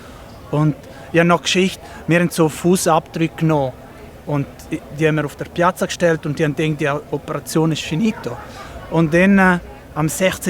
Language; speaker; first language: German; non-native, local second language; Italian